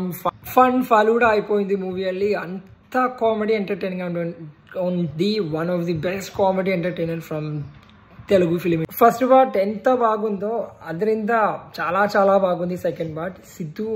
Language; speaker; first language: Telugu; non-native, learner; Malayalam